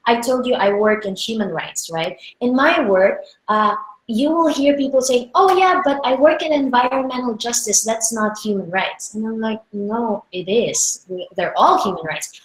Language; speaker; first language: English; non-native, local second language; Filipino